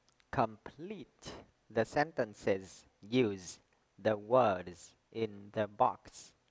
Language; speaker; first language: English; non-native, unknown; Vietnamese